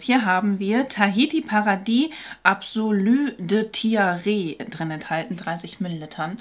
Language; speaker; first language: German; native; German